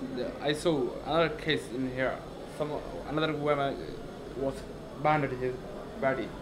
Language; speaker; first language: English; non-native, learner; Somali